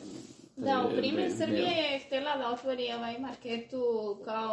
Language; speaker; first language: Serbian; early bilingual, heritage; Spanish